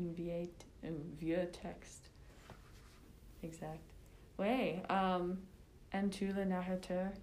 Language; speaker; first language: French; non-native, learner; English